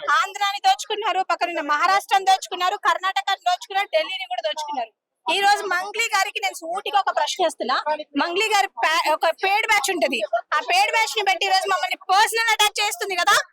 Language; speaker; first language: Telugu; non-native, local second language; Lambadi